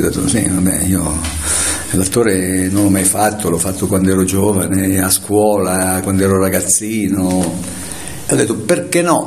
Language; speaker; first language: Italian; native; Italian